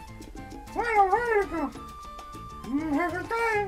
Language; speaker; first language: Spanish; early bilingual, heritage; Spanish